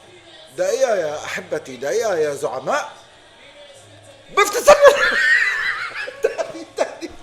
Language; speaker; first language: Arabic; native; Arabic